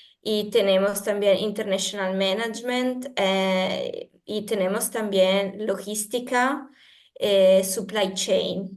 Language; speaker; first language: Spanish; non-native, fluent; Italian